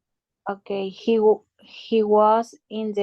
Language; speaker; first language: English; non-native, learner; Spanish